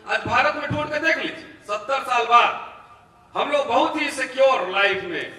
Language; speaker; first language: Hindi; native; Hindi